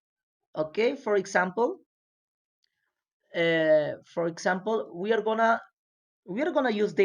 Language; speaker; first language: English; non-native, fluent; Spanish